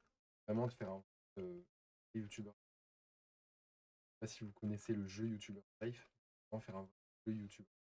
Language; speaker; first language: French; native; French